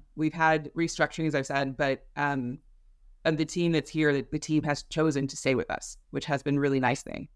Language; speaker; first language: English; native; English